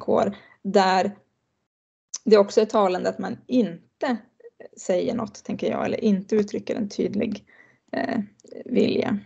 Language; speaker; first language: Swedish; native; Swedish